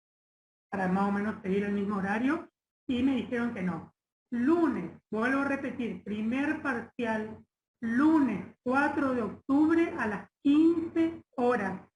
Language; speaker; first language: Spanish; native; Spanish